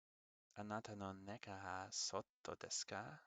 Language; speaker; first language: Japanese; non-native, learner; English